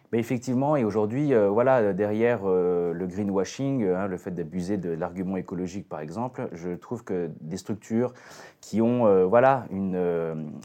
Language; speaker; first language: French; native; French